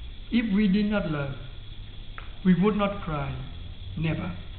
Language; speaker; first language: English; non-native, fluent; Vietnamese